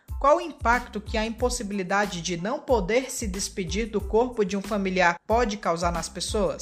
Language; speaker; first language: Portuguese; native; Portuguese